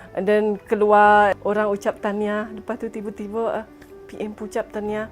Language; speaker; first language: Malay; non-native, local second language; Iban